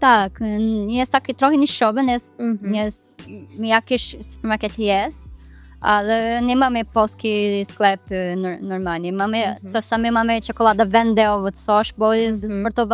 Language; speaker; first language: Polish; non-native, learner; Portuguese